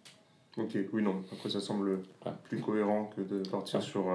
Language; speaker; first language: French; native; French